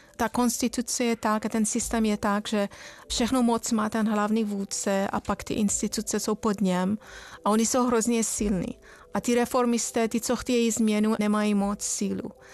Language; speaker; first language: Czech; non-native, fluent; Persian